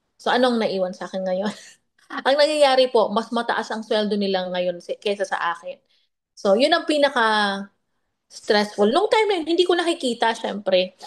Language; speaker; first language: Filipino; non-native, local second language; Bikol